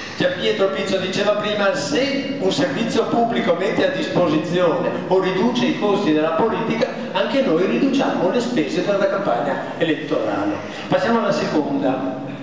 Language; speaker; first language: Italian; native; Italian